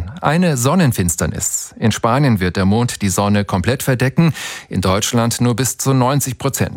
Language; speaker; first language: German; native; German